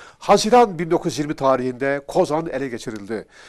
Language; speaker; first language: Turkish; native; Turkish